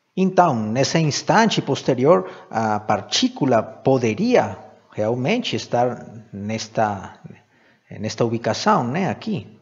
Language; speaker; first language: Portuguese; non-native, fluent; Spanish